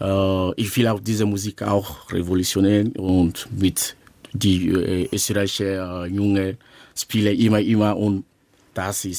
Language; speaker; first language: German; non-native, learner; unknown